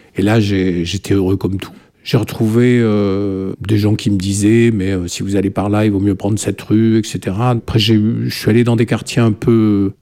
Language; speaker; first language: French; native; French